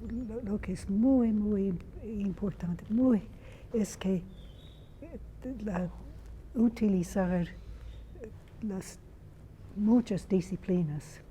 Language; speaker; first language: Spanish; non-native, fluent; English